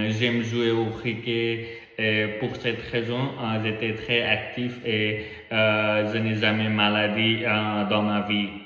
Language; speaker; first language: French; non-native, learner; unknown